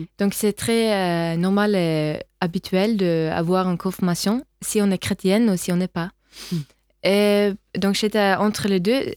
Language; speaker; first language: French; non-native, learner; Norwegian